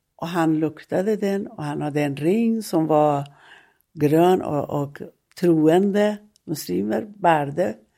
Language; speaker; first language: Swedish; non-native, fluent; Persian